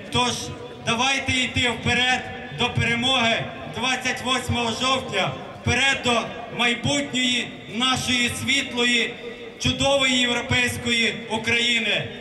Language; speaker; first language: Ukrainian; native; Ukrainian